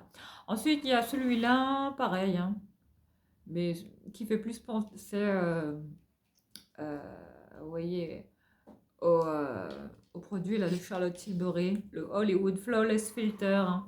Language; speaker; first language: French; native; French